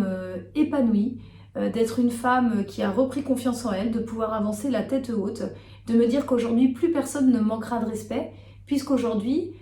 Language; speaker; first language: French; native; French